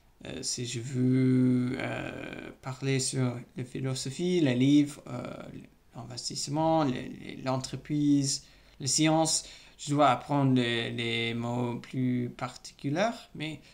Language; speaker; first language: French; non-native, learner; English